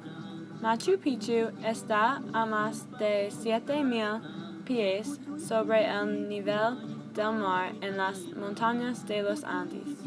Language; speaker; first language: Spanish; non-native, learner; English